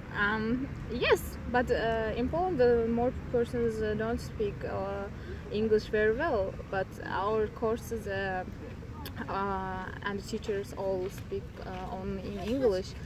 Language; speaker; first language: English; non-native, learner; Turkmen